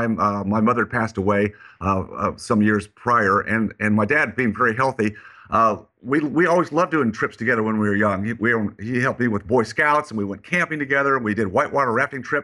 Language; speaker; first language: English; native; English